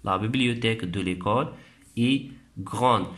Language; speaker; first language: French; non-native, local second language; Arabic